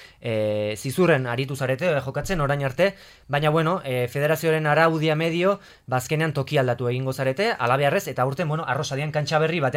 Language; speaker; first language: Basque; native; Basque